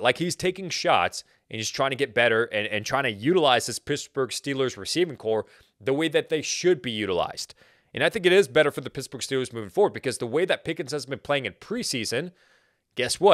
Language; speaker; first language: English; native; English